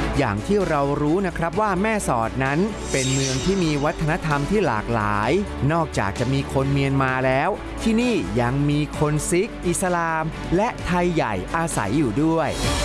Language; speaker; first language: Thai; native; Thai